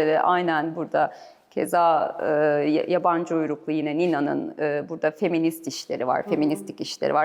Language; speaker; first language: Turkish; native; Turkish